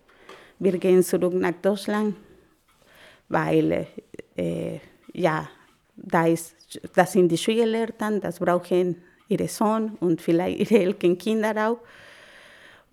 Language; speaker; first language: German; non-native, learner; Spanish